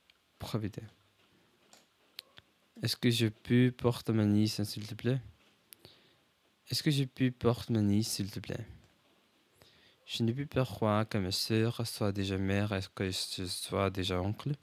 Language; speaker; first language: French; non-native, learner; English